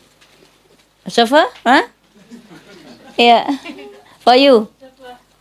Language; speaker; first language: French; non-native, learner; Vietnamese